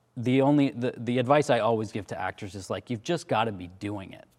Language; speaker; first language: English; native; English